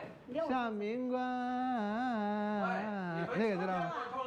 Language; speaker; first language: Chinese; non-native, fluent; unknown